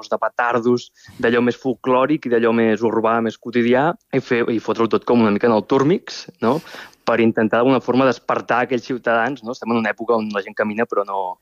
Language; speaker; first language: Catalan; native; Catalan